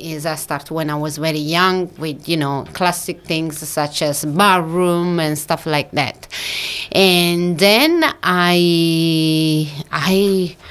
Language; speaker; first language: English; non-native, fluent; Italian